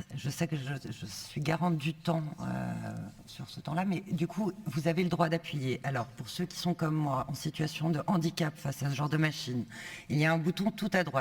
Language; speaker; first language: French; native; French